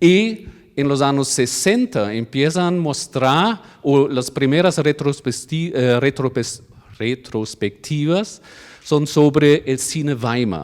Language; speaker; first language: Spanish; non-native, fluent; German